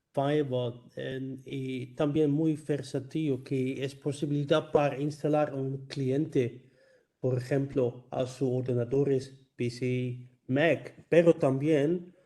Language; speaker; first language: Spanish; non-native, learner; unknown